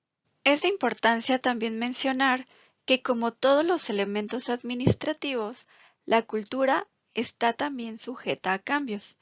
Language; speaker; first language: Spanish; native; Spanish